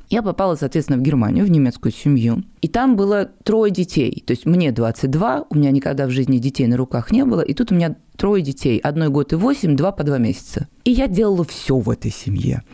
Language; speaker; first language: Russian; native; Russian